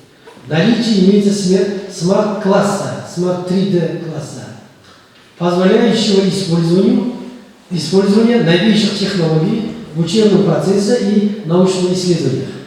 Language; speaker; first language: Russian; non-native, local second language; Kazakh